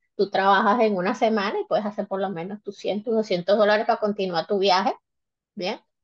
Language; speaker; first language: Spanish; native; Spanish